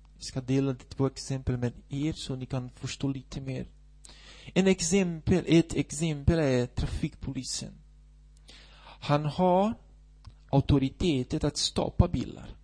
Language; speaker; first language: Swedish; non-native, fluent; Portuguese